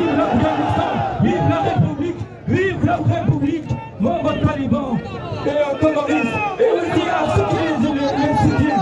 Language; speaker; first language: French; non-native, fluent; Persian